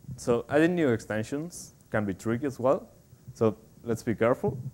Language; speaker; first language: English; non-native, fluent; Spanish